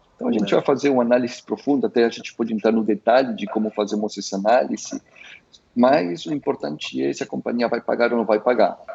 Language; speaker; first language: Portuguese; early bilingual, other home language; Spanish